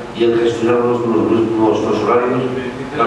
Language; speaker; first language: Spanish; native; Spanish